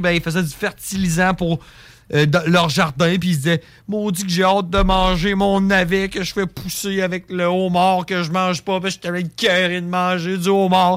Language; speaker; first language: French; native; French